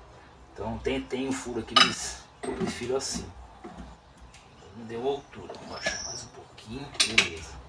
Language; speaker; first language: Portuguese; native; Portuguese